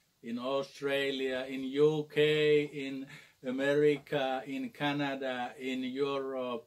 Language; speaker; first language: English; non-native, learner; Finnish